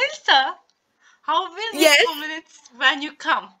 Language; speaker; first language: English; non-native, learner; Turkish